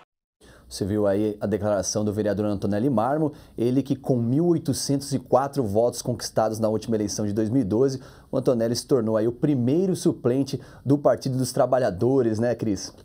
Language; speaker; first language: Portuguese; native; Portuguese